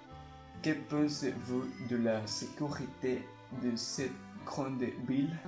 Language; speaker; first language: French; non-native, learner; Spanish